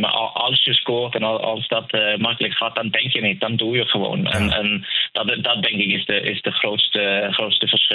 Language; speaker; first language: Dutch; non-native, fluent; Norwegian